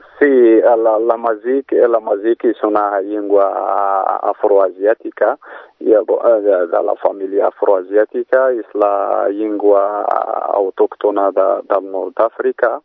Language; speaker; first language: Catalan; non-native, fluent; Berber languages